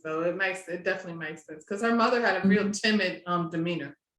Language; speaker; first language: English; native; English